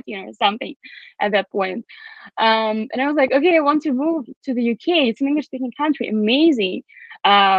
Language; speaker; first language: English; non-native, fluent; Russian